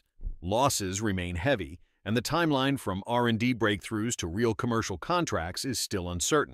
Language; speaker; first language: English; native; English